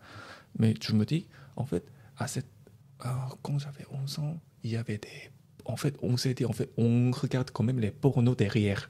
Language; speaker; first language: French; non-native, learner; Korean